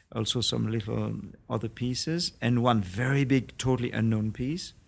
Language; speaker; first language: English; non-native, fluent; French